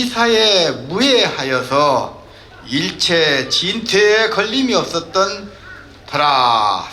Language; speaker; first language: Korean; native; Korean